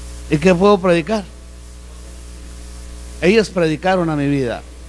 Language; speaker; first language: Spanish; native; Spanish